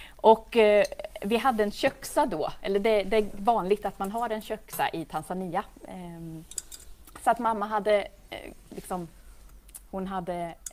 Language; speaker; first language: Swedish; native; Swedish